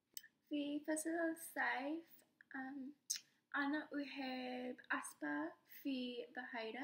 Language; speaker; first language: Arabic; non-native, learner; English